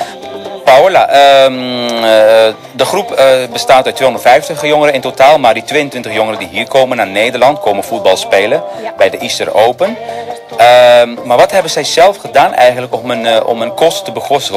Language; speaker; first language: Dutch; non-native, fluent; Spanish